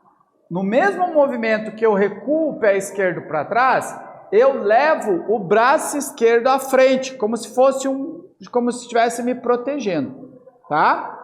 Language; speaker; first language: Portuguese; native; Portuguese